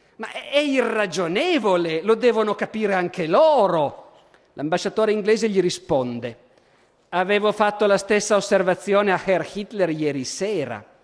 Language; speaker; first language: Italian; native; Italian